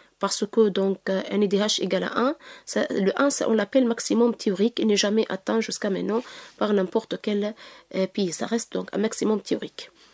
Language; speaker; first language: French; non-native, local second language; Arabic